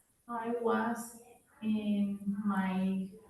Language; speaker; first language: English; non-native, learner; Spanish